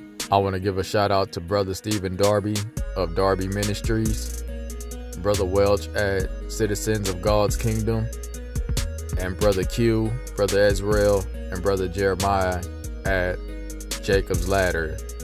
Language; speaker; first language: English; native; English